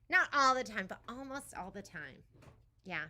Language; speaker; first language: English; native; English